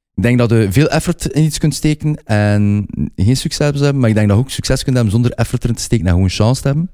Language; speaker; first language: Dutch; native; Dutch